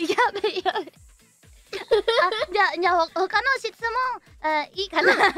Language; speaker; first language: Japanese; non-native, fluent; Indonesian